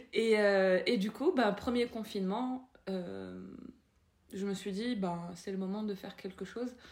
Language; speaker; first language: French; non-native, local second language; Arabic